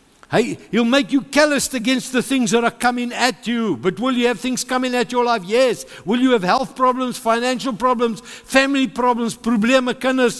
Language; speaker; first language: English; non-native, local second language; Afrikaans